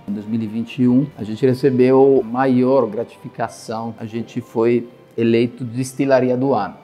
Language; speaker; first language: Portuguese; non-native, fluent; Italian